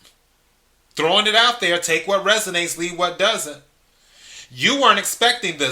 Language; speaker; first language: English; native; English